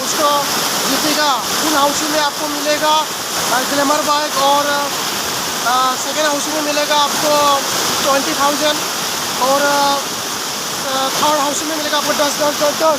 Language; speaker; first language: Hindi; non-native, local second language; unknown